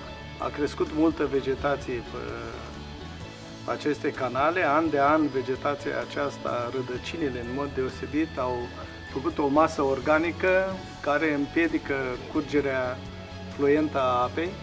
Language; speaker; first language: Romanian; native; Romanian